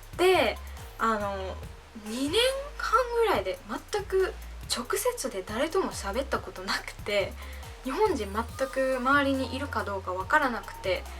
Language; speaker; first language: Japanese; non-native, fluent; English